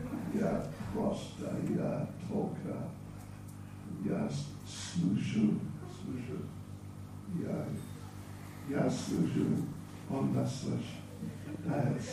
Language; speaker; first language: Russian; non-native, learner; English